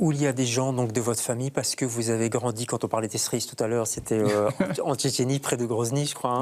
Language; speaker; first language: French; native; French